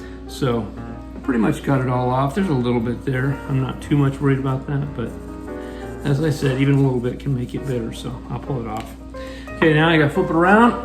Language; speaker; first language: English; native; English